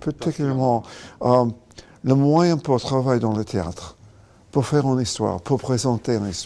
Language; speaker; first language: French; non-native, learner; English